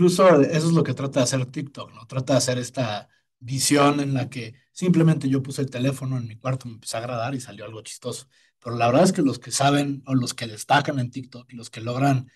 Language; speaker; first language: Spanish; native; Spanish